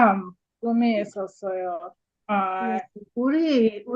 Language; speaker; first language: Korean; non-native, learner; English